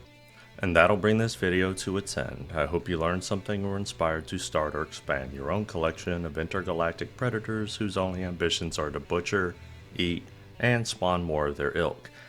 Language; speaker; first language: English; native; English